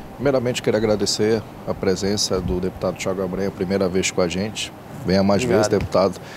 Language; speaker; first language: Portuguese; native; Portuguese